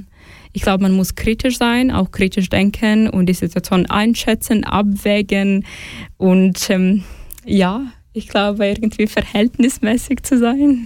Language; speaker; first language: German; non-native, fluent; Ukrainian